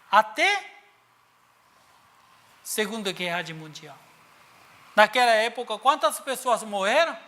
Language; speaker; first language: Portuguese; non-native, learner; Korean